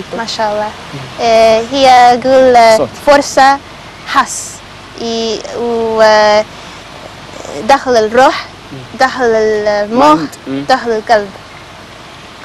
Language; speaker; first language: Arabic; non-native, learner; Spanish